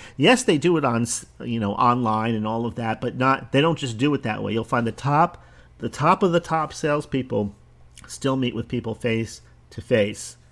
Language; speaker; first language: English; early bilingual, other home language; Italian